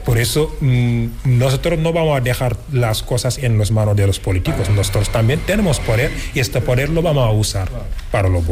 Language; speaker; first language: Spanish; non-native, fluent; Wolof